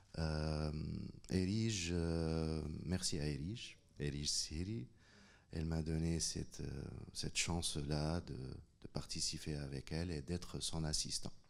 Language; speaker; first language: French; non-native, local second language; Arabic